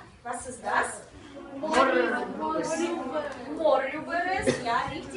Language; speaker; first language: German; non-native, fluent; Russian